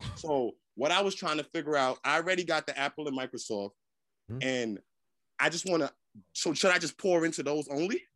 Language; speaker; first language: English; native; English